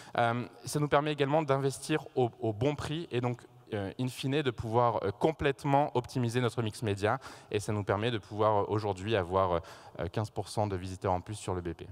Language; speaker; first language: French; native; French